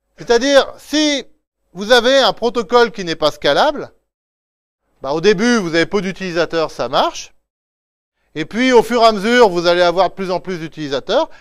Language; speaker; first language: French; native; French